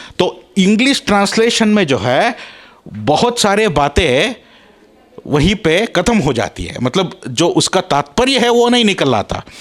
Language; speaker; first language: Hindi; non-native, local second language; Kannada